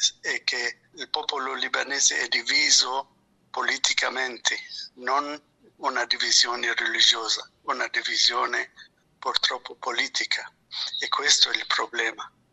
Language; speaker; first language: Italian; non-native, fluent; Arabic